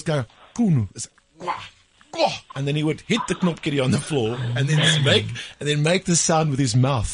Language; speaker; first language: English; native; English